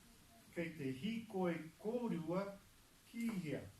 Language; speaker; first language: Māori; non-native, local second language; English